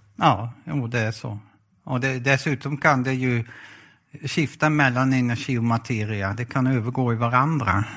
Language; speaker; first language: Swedish; non-native, fluent; Dutch